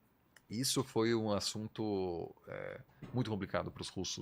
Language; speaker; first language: Portuguese; non-native, fluent; German